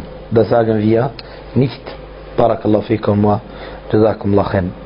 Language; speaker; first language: German; non-native, fluent; Arabic